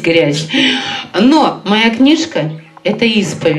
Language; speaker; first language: Russian; native; Russian